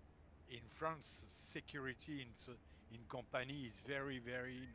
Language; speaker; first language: English; non-native, learner; French